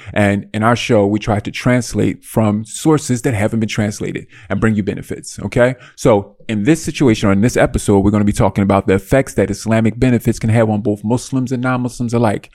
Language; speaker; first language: English; native; English